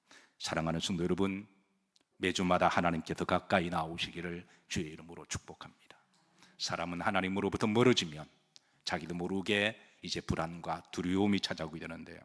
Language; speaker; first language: Korean; native; Korean